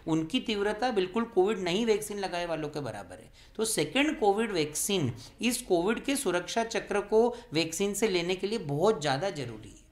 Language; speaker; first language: Hindi; native; Hindi